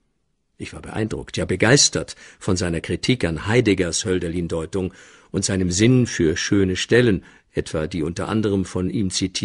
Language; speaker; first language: German; native; German